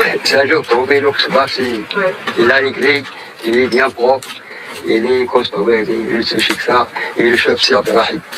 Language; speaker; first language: French; non-native, learner; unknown